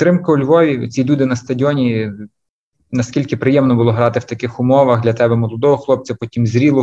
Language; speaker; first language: Ukrainian; native; Ukrainian